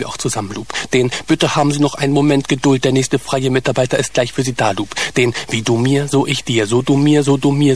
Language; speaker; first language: German; native; German